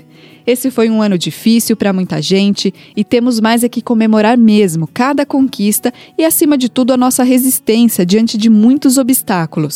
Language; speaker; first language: Portuguese; native; Portuguese